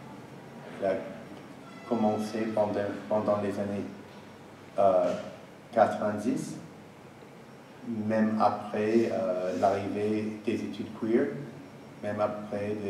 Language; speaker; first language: French; non-native, fluent; English